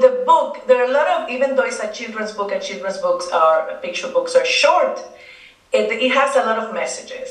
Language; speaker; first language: English; non-native, fluent; Spanish